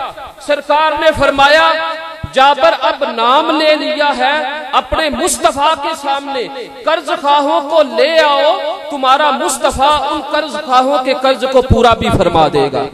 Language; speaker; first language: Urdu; non-native, local second language; Punjabi